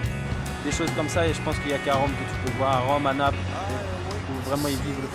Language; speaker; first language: French; native; French